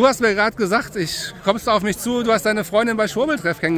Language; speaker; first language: German; native; German